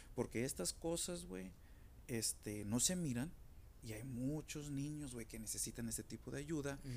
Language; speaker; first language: Spanish; early bilingual, heritage; Spanish